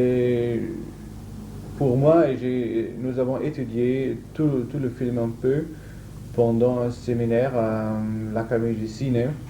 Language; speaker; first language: French; non-native, learner; German